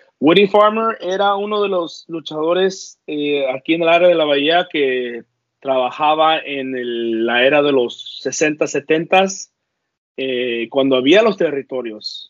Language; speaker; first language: Spanish; early bilingual, heritage; Spanish